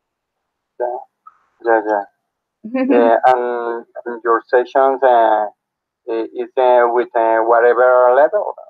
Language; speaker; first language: English; non-native, learner; Spanish